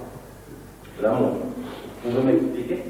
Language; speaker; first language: French; non-native, local second language; Arabic